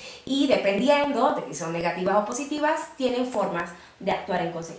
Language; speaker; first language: Spanish; native; Spanish